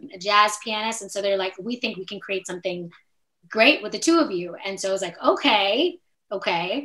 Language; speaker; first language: English; native; English